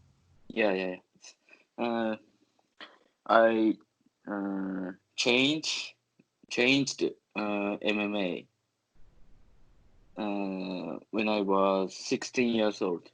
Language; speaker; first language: English; non-native, learner; Japanese